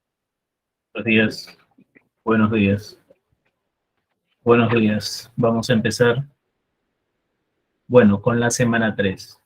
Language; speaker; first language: Spanish; native; Spanish